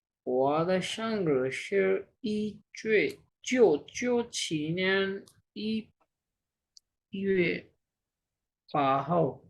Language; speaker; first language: Chinese; non-native, learner; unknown